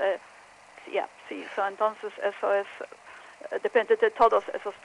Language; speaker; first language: Spanish; non-native, fluent; Polish